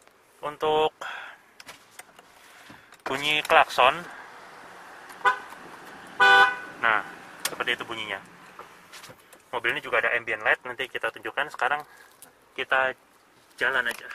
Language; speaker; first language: Indonesian; native; Indonesian